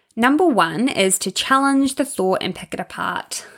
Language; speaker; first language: English; native; English